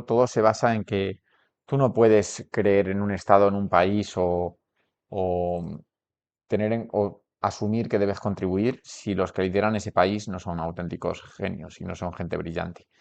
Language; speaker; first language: Spanish; native; Spanish